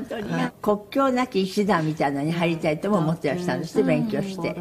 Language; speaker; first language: Japanese; native; Japanese